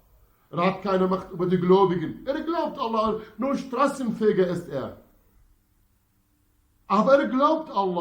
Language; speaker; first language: German; non-native, fluent; Arabic